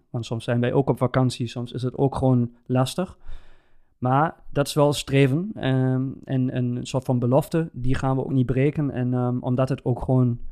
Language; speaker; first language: Dutch; native; Dutch